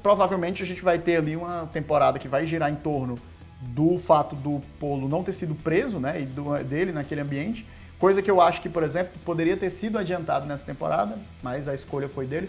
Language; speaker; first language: Portuguese; native; Portuguese